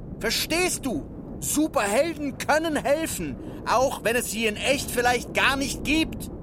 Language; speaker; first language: German; native; German